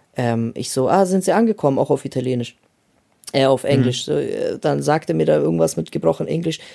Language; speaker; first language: German; early bilingual, other home language; Russian